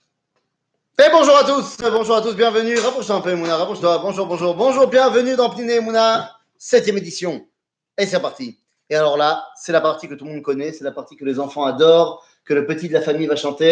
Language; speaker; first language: French; native; French